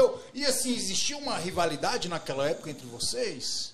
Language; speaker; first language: Portuguese; native; Portuguese